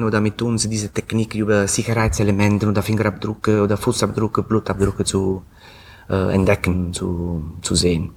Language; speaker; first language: German; non-native, fluent; Italian